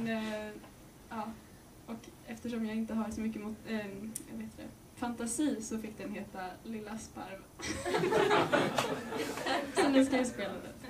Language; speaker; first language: Swedish; native; Swedish